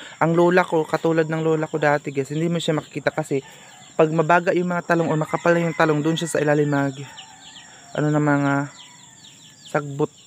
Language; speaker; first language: Filipino; non-native, local second language; Cebuano